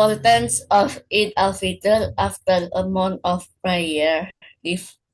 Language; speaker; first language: English; non-native, learner; Indonesian